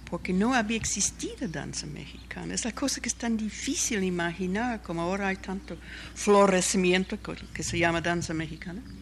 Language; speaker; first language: Spanish; non-native, fluent; English